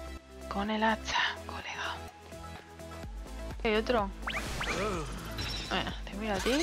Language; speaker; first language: Spanish; native; Spanish